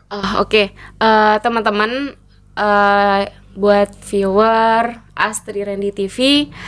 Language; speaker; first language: Indonesian; native; Indonesian